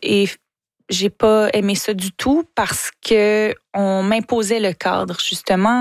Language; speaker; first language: French; native; French